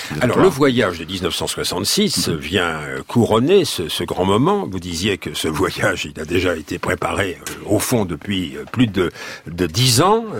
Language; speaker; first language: French; native; French